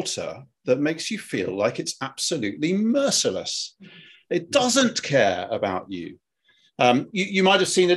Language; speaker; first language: English; native; English